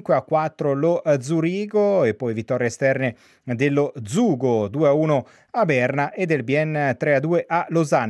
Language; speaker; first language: Italian; native; Italian